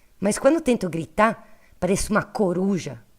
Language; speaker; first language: Portuguese; non-native, learner; Italian